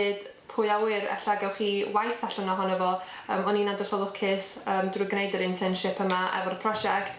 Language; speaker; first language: Welsh; native; Welsh